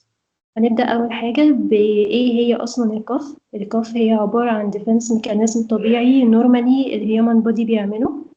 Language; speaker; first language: Arabic; native; Arabic